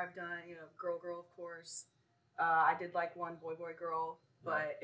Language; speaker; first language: English; native; English